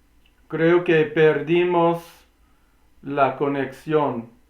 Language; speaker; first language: Spanish; non-native, learner; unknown